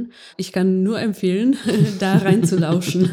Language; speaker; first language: German; non-native, fluent; Ukrainian